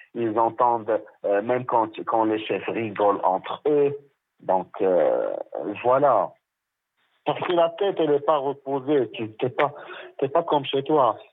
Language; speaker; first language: French; non-native, local second language; Arabic